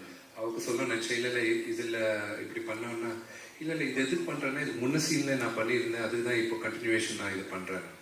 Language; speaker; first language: Tamil; non-native, local second language; Malayalam